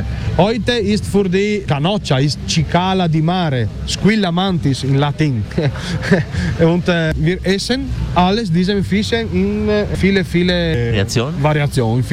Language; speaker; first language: German; non-native, learner; Italian